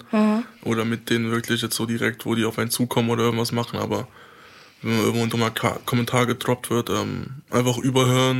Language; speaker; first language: German; native; German